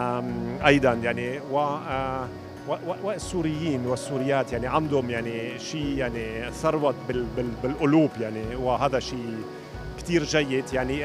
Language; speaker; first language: Arabic; non-native, fluent; German